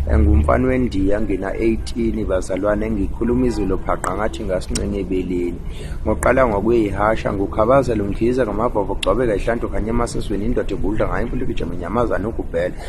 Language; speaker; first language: Zulu; non-native, local second language; English